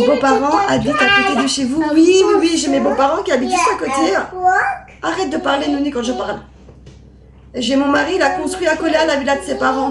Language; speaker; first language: French; native; French